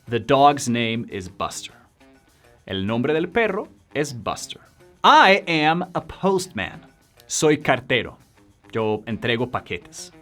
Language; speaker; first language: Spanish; non-native, fluent; English